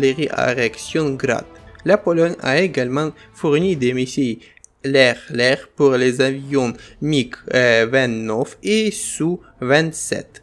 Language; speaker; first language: French; non-native, fluent; Ukrainian